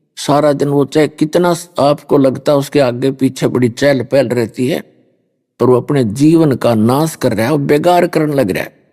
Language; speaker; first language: Hindi; native; Hindi